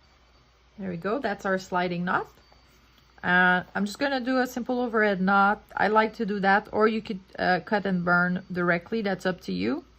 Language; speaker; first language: English; non-native, fluent; French